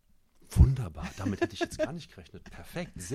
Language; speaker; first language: German; native; German